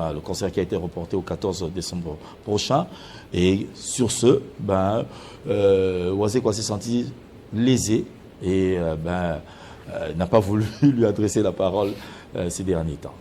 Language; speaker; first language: French; non-native, local second language; Lingala